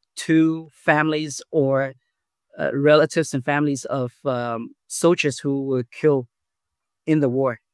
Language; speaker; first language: English; early bilingual, other home language; Vietnamese